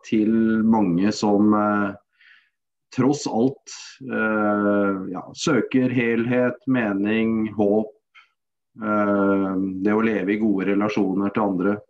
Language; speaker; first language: Norwegian; native; Norwegian